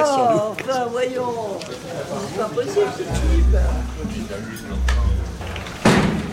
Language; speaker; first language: French; native; French